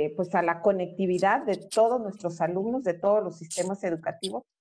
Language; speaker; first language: Spanish; native; Spanish